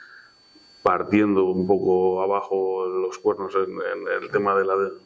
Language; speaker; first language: Spanish; native; Spanish